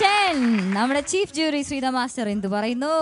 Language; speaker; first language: Malayalam; native; Malayalam